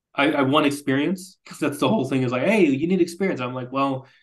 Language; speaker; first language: English; native; English